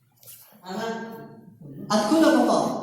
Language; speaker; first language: Russian; non-native, learner; Arabic